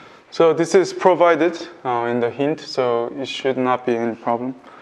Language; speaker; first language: English; non-native, fluent; Korean